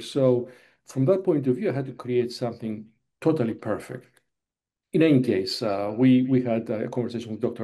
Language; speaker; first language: English; non-native, fluent; Greek